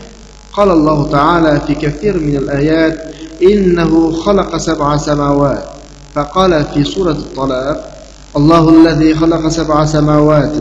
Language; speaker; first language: Arabic; non-native, fluent; Uyghur